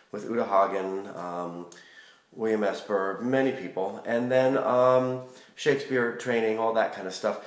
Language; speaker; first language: English; native; English